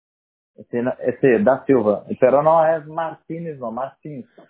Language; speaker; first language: Spanish; non-native, learner; Portuguese